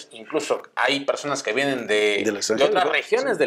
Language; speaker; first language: Spanish; native; Spanish